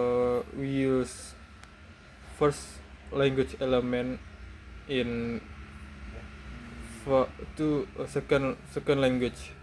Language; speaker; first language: English; non-native, learner; Indonesian